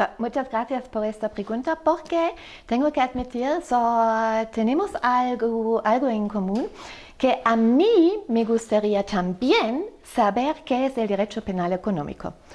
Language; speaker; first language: Spanish; non-native, fluent; German